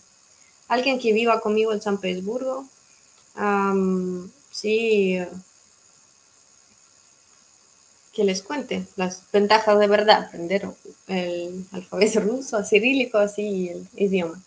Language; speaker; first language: Spanish; non-native, fluent; Russian